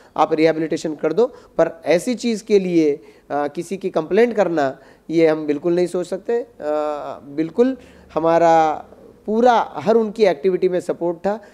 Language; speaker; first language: Hindi; non-native, local second language; Marathi